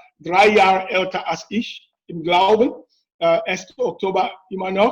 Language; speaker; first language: German; non-native, fluent; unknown